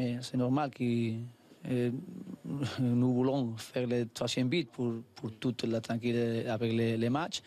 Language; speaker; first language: French; non-native, learner; Spanish